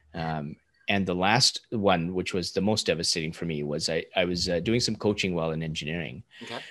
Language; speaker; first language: English; early bilingual, other home language; Hindi